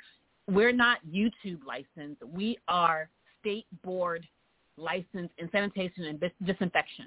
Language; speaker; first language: English; native; English